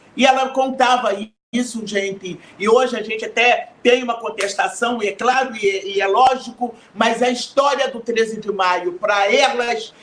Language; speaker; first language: Portuguese; native; Portuguese